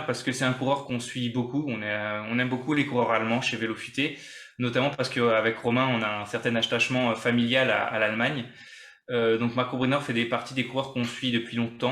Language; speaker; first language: French; native; French